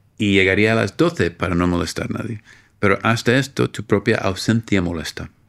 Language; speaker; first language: Spanish; non-native, fluent; English